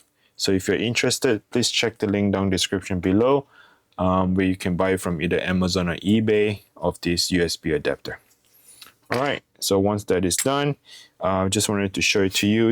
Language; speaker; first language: English; non-native, fluent; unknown